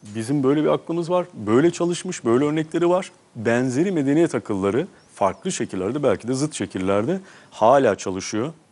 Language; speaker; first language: Turkish; native; Turkish